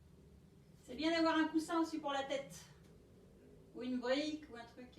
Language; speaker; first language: French; native; French